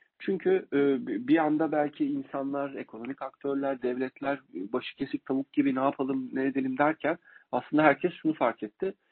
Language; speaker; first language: Turkish; native; Turkish